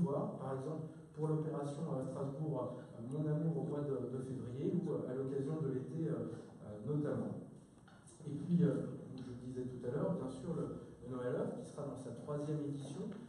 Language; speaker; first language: French; native; French